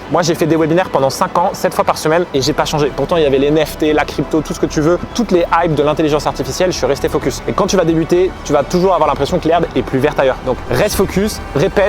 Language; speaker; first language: French; native; French